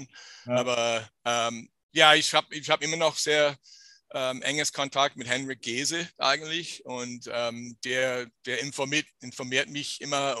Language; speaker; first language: German; non-native, fluent; English